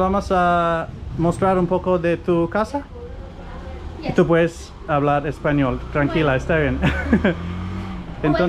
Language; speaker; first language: Spanish; non-native, learner; English